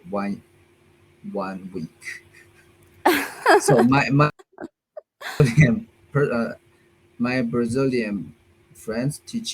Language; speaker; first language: English; non-native, learner; Chinese